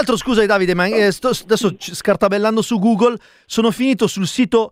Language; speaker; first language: Italian; native; Italian